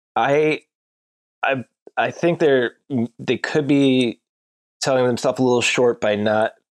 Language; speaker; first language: English; native; English